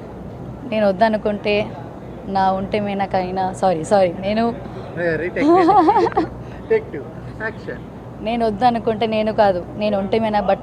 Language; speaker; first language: Telugu; non-native, learner; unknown